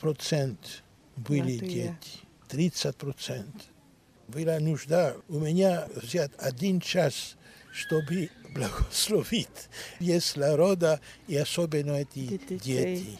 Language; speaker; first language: Russian; non-native, learner; Greek